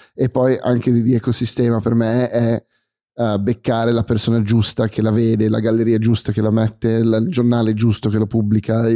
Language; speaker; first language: Italian; non-native, fluent; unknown